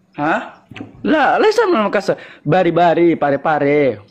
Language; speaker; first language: Arabic; non-native, learner; Indonesian